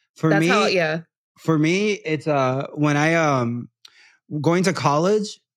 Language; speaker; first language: English; non-native, fluent; Spanish